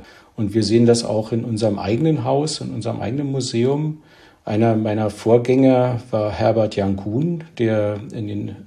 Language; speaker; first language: German; native; German